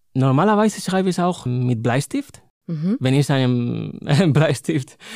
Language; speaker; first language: German; non-native, fluent; Spanish